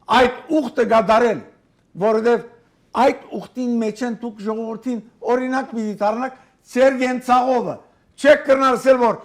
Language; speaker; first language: Armenian; early bilingual, heritage; Armenian